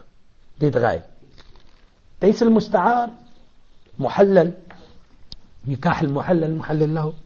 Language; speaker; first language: German; non-native, learner; Arabic